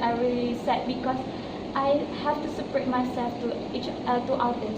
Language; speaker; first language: English; non-native, local second language; Malay